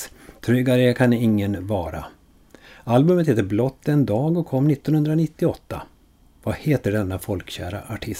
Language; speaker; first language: Swedish; native; Swedish